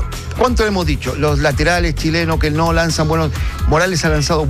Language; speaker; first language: Spanish; native; Spanish